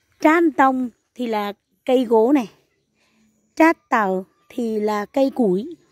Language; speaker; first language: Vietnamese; non-native, local second language; Hmong